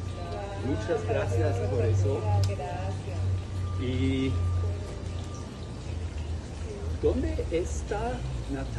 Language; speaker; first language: Spanish; non-native, learner; German